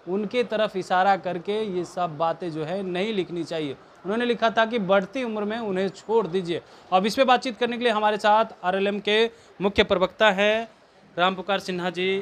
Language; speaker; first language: Hindi; native; Hindi